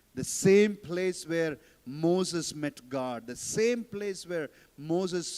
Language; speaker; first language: English; non-native, local second language; Telugu